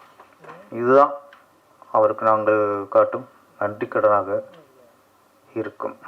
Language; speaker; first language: Tamil; native; Tamil